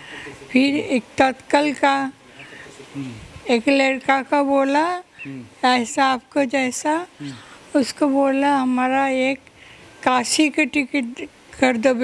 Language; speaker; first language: Hindi; non-native, local second language; Bangla